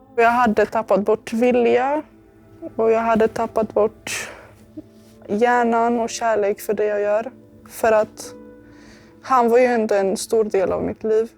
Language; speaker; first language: Swedish; early bilingual, other home language; Serbian